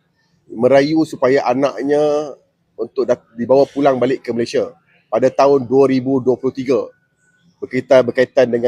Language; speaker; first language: Malay; native; Malay